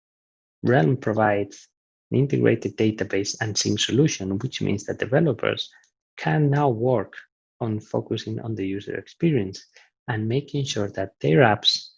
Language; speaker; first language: English; non-native, fluent; Italian